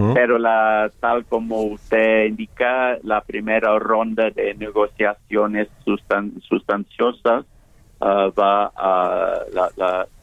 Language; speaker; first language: Spanish; non-native, fluent; English